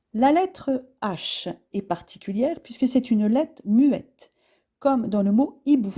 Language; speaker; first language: French; native; French